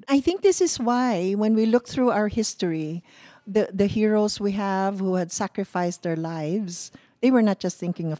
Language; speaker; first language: English; non-native, local second language; Cebuano